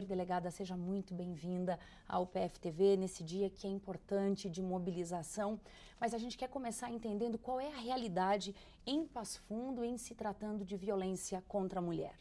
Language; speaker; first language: Portuguese; native; Portuguese